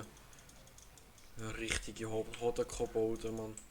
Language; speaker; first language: German; native; German